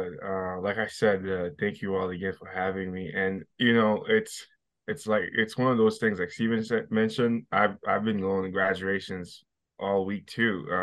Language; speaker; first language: English; non-native, fluent; Haitian Creole